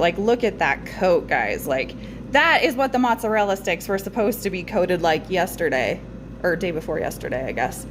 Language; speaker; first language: English; native; English